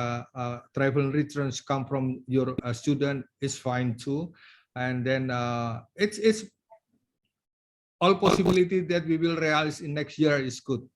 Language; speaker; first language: English; non-native, learner; Indonesian